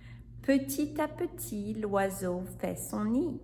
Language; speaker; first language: French; non-native, fluent; English